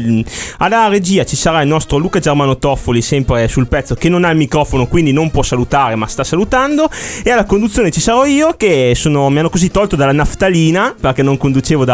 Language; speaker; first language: Italian; native; Italian